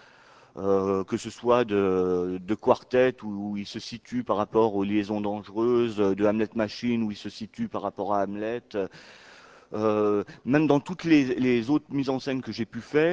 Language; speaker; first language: French; native; French